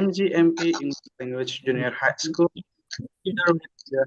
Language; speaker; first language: English; non-native, learner; Indonesian